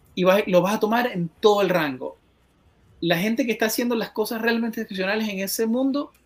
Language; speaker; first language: Spanish; native; Spanish